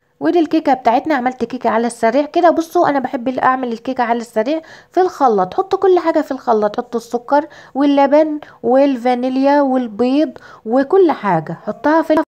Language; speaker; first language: Arabic; native; Arabic